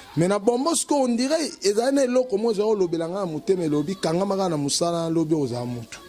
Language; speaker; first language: Lingala; native; Lingala